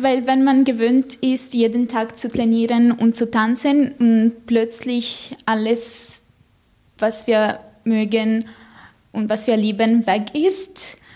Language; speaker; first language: German; non-native, fluent; Italian